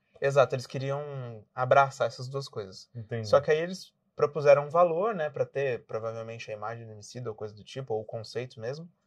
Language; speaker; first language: Portuguese; native; Portuguese